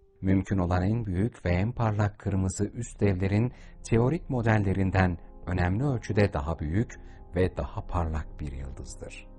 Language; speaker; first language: Turkish; native; Turkish